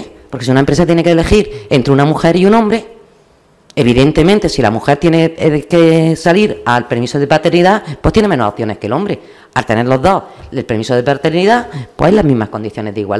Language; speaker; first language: Spanish; native; Spanish